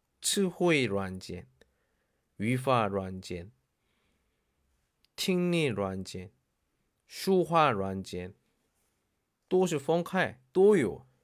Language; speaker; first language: Chinese; non-native, learner; Korean